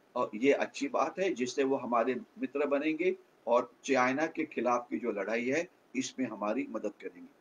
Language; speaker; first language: Hindi; non-native, local second language; Marathi